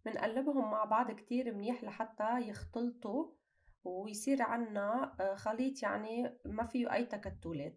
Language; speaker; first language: Arabic; native; Arabic